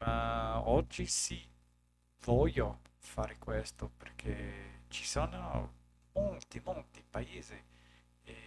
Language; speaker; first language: Italian; non-native, learner; English